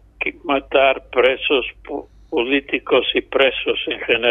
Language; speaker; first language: Spanish; non-native, fluent; English